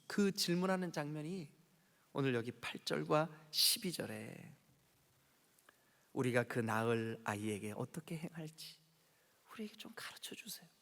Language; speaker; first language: Korean; native; Korean